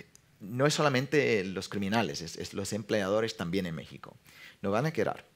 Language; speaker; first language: Spanish; non-native, fluent; English